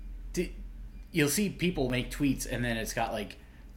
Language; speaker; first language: English; native; English